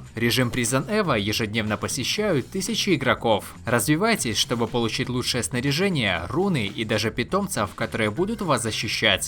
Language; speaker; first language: Russian; native; Russian